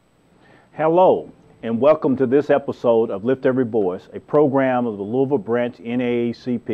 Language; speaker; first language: English; native; English